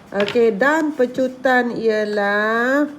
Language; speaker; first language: Malay; native; Malay